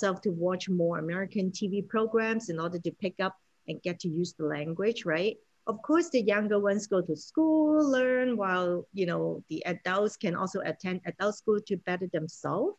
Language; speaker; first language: English; non-native, local second language; Cantonese